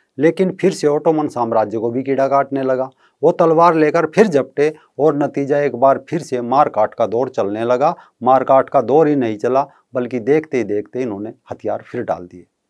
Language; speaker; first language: Hindi; native; Hindi